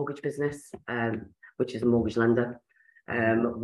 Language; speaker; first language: English; native; English